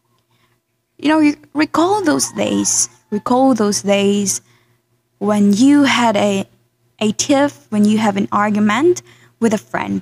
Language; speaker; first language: English; non-native, local second language; Cebuano